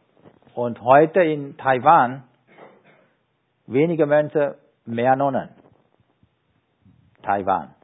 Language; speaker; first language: German; non-native, fluent; Sinhala